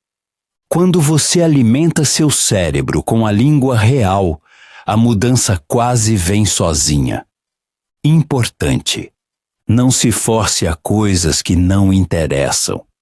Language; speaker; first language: Portuguese; non-native, fluent; Polish